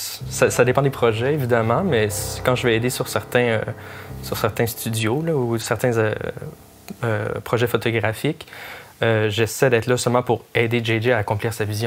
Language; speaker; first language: French; native; French